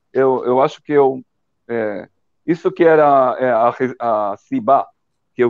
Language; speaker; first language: Portuguese; early bilingual, heritage; Portuguese